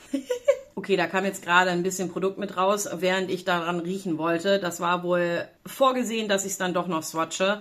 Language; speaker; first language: German; native; German